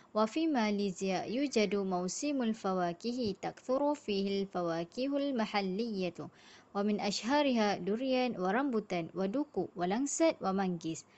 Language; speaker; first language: Arabic; non-native, learner; Malay